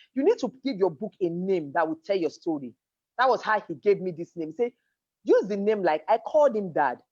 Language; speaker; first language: English; non-native, local second language; Yoruba